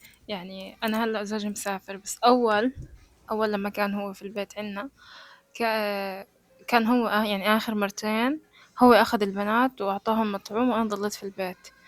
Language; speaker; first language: Arabic; native; Arabic